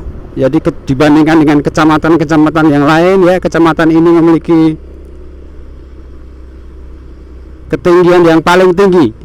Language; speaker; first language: Indonesian; non-native, local second language; Javanese